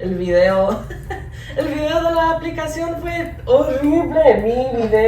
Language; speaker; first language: Spanish; early bilingual, heritage; English